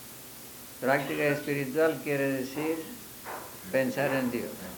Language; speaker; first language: Spanish; non-native, fluent; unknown